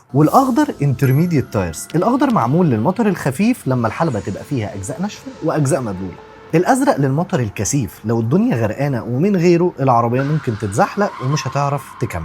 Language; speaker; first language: Arabic; native; Arabic